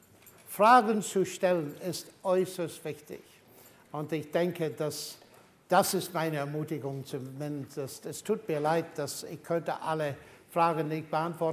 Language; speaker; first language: German; non-native, fluent; English